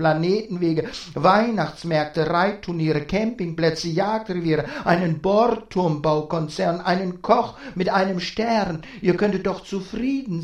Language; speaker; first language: German; native; German